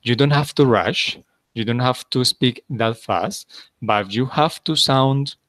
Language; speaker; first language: English; non-native, fluent; Spanish